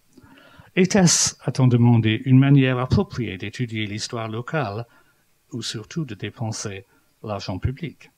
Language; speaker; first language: French; non-native, fluent; English